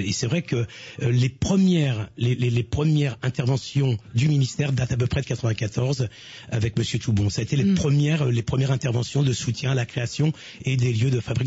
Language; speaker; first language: French; native; French